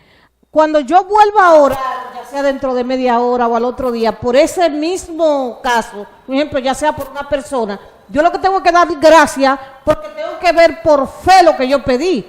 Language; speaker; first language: Spanish; native; Spanish